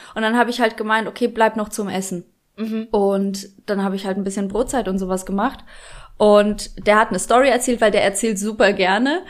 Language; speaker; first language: German; early bilingual, other home language; Polish